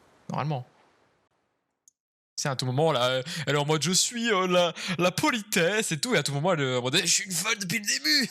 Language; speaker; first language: French; native; French